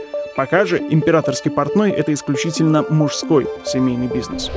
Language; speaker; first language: Russian; native; Russian